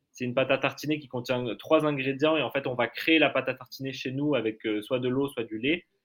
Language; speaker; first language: French; native; French